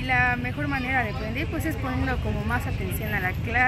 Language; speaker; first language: Spanish; native; Spanish